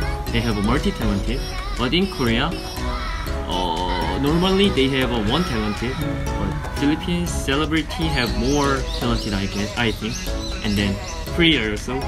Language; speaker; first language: English; non-native, learner; Korean